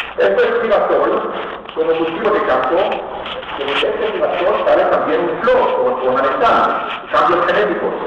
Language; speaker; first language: Spanish; non-native, fluent; Hebrew